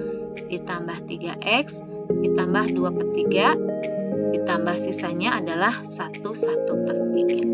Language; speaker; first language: Indonesian; native; Indonesian